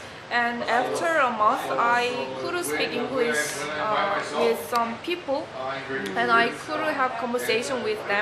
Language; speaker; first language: English; non-native, learner; Korean